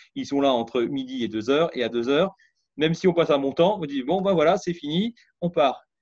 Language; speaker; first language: French; native; French